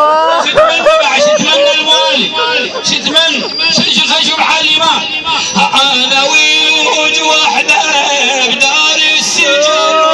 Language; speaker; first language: Arabic; native; Arabic